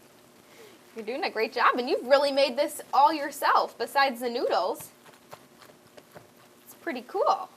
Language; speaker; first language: English; native; English